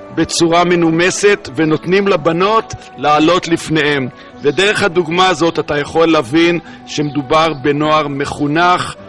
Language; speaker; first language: Hebrew; native; Hebrew